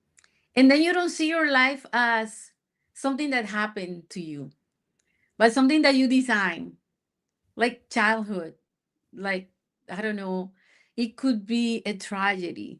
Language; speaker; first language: English; non-native, fluent; Spanish